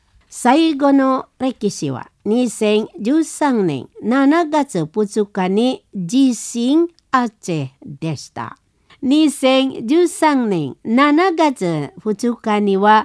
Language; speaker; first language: Japanese; non-native, learner; Indonesian